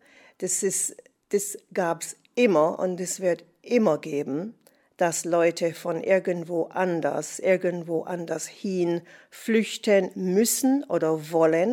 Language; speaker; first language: German; non-native, fluent; English